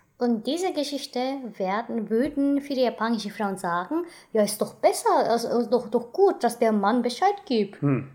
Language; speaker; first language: German; non-native, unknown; Japanese